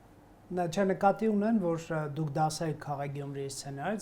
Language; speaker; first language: Armenian; native; Armenian